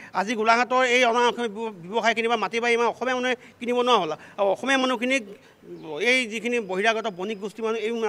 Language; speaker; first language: Assamese; native; Assamese